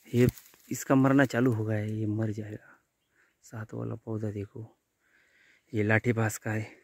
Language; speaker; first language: Hindi; non-native, local second language; Marathi